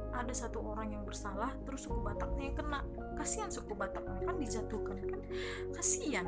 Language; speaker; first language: Indonesian; native; Indonesian